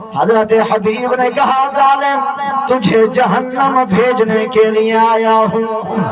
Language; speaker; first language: Urdu; non-native, local second language; Saraiki